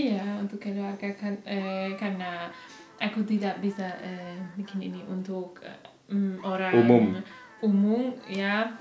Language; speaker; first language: Indonesian; non-native, learner; German